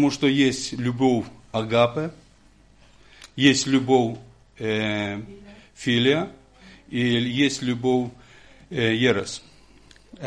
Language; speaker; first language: Russian; non-native, local second language; Ukrainian